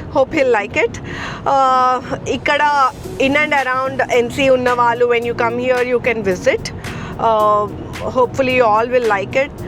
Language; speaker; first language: English; non-native, local second language; Telugu